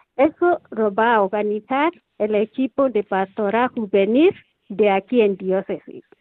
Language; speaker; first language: Spanish; non-native, learner; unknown